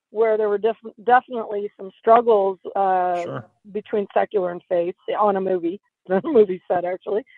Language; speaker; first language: English; native; English